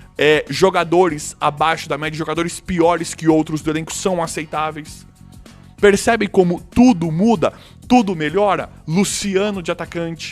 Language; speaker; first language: Portuguese; native; Portuguese